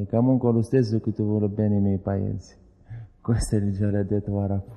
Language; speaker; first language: Italian; non-native, learner; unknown